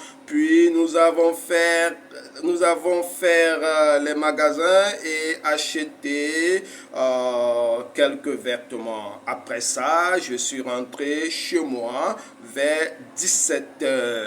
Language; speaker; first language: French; non-native, fluent; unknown